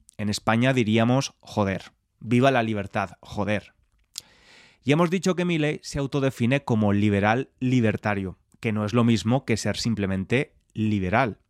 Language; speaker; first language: Spanish; native; Spanish